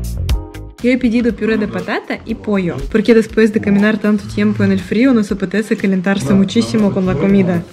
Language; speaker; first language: Spanish; non-native, fluent; Russian